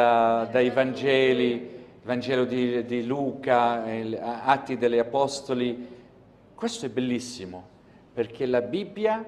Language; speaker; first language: Italian; non-native, fluent; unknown